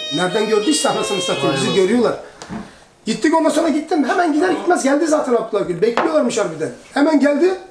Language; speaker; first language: Turkish; early bilingual, heritage; Turkish